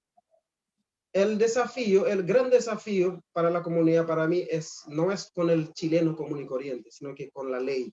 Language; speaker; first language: Spanish; non-native, fluent; Haitian Creole